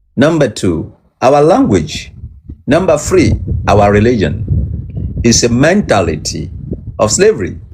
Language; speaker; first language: English; non-native, local second language; Yoruba